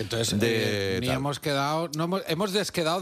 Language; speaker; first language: Spanish; native; Spanish